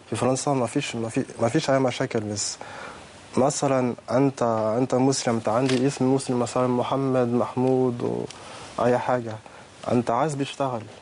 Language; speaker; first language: Arabic; non-native, learner; French